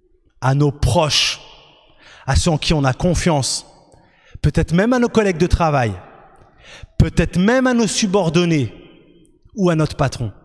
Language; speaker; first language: French; native; French